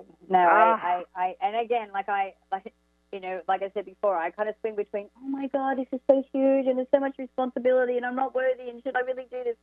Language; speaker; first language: English; native; English